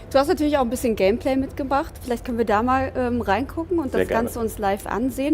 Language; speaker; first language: German; native; German